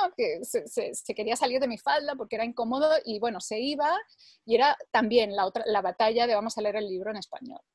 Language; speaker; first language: Spanish; early bilingual, other home language; English